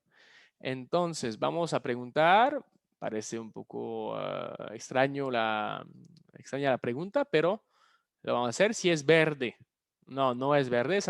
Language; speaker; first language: Spanish; non-native, fluent; French